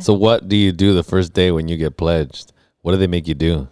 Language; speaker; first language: English; early bilingual, other home language; Spanish